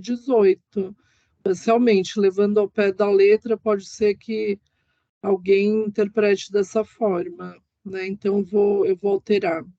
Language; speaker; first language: Portuguese; native; Portuguese